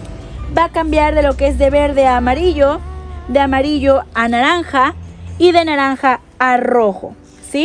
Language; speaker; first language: Spanish; native; Spanish